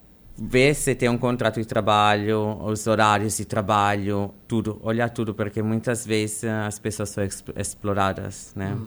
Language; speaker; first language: Portuguese; non-native, fluent; Italian